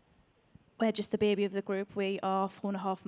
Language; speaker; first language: English; native; English